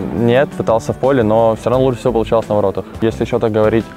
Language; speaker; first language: Russian; native; Russian